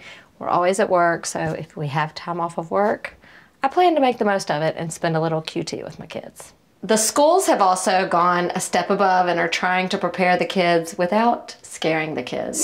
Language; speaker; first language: English; native; English